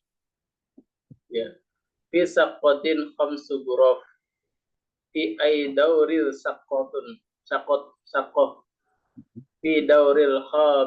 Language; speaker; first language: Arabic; non-native, learner; Indonesian